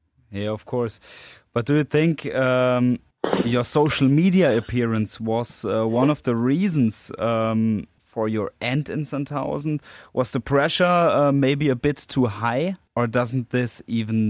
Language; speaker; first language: English; non-native, fluent; German